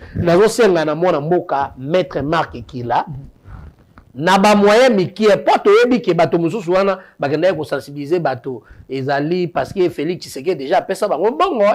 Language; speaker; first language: Lingala; native; Lingala